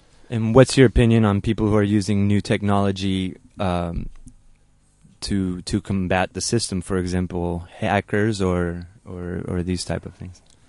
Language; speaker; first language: English; non-native, fluent; Spanish